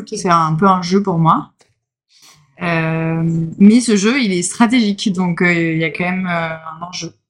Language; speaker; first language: French; native; French